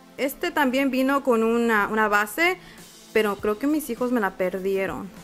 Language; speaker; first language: Spanish; early bilingual, heritage; Spanish